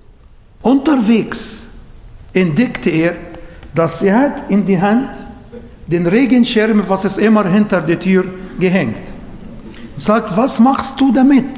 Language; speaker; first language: German; non-native, fluent; Arabic